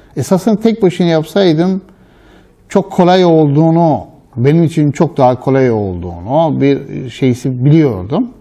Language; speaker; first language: Turkish; non-native, fluent; Persian